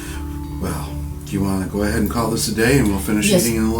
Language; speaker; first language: English; native; English